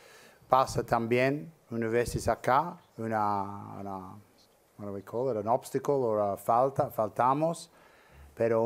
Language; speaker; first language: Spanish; non-native, learner; English